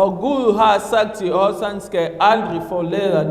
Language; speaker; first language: Danish; non-native, fluent; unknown